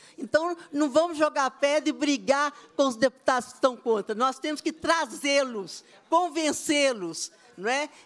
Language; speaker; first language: Portuguese; native; Portuguese